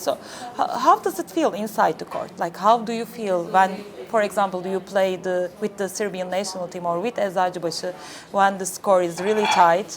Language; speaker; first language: English; non-native, fluent; Turkish